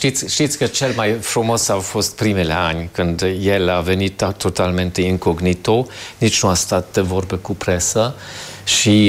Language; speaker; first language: Romanian; non-native, fluent; German